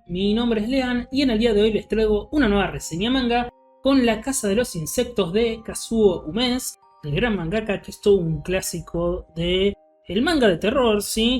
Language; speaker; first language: Spanish; native; Spanish